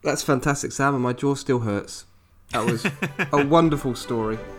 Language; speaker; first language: English; native; English